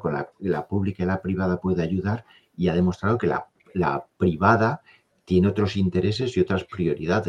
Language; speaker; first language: Spanish; non-native, fluent; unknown